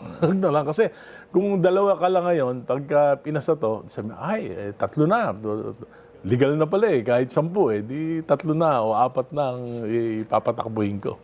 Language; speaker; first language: Filipino; native; Filipino